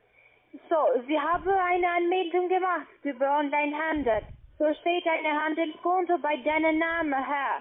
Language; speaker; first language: German; non-native, learner; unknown